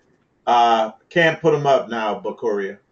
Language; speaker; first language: English; native; English